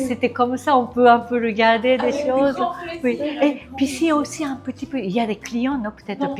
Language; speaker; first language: French; non-native, learner; Japanese